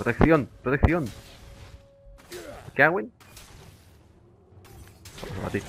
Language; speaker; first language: Spanish; native; Spanish